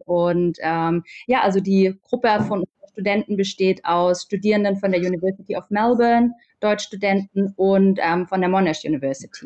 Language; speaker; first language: German; native; German